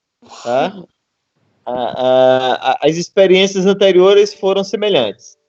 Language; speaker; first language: Portuguese; native; Portuguese